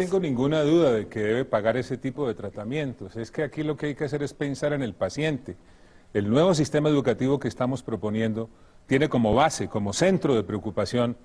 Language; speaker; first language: Spanish; native; Spanish